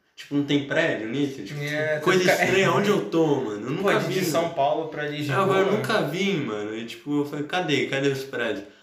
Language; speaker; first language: Portuguese; native; Portuguese